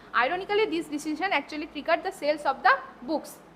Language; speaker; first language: English; non-native, local second language; Bangla